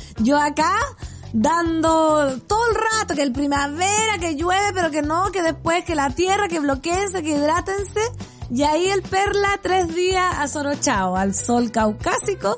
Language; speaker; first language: Spanish; native; Spanish